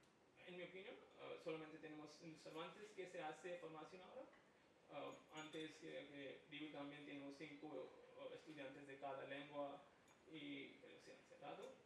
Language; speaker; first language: Spanish; non-native, fluent; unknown